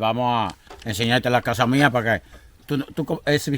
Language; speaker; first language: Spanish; native; Spanish